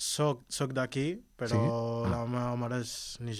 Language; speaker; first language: Catalan; early bilingual, other home language; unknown